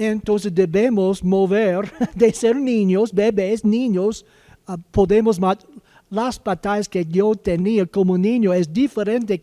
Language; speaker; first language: Spanish; non-native, learner; English